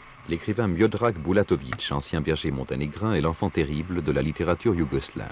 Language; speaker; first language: French; native; French